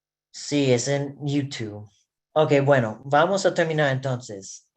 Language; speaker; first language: Spanish; non-native, learner; English